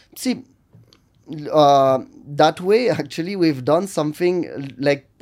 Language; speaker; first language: English; non-native, fluent; French